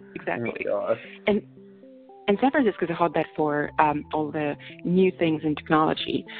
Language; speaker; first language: English; non-native, fluent; Russian